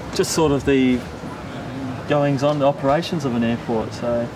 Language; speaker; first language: English; native; English